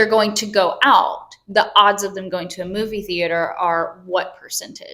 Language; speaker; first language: English; native; English